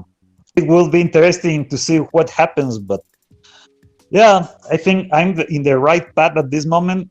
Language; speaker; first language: English; non-native, fluent; Spanish